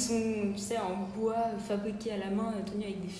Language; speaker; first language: French; native; French